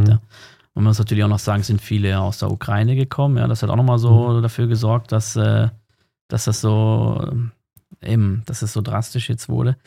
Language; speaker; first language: German; native; German